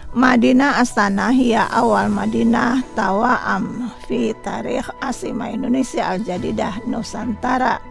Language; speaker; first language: Arabic; non-native, fluent; Indonesian